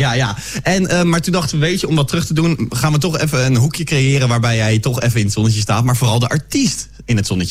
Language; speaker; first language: Dutch; native; Dutch